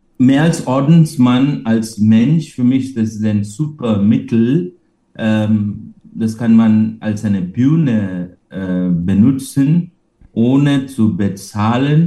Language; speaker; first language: German; non-native, fluent; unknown